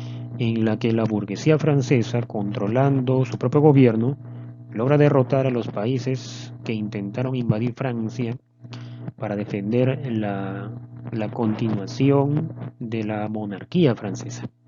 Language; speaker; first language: Spanish; native; Spanish